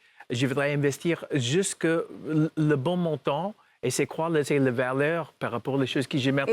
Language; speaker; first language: French; non-native, fluent; English